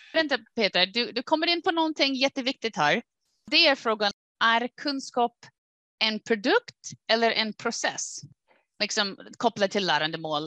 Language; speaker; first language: Swedish; non-native, fluent; English